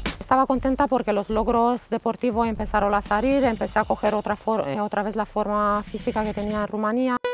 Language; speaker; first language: Spanish; non-native, fluent; Romanian